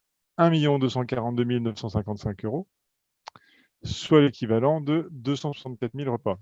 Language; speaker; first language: French; native; French